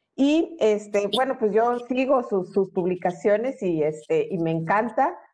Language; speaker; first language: Spanish; native; Spanish